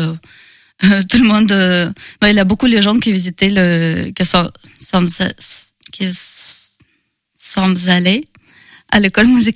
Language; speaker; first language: French; non-native, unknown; Russian